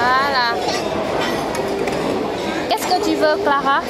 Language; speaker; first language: French; non-native, fluent; Vietnamese